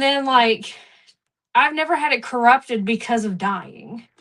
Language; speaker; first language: English; native; English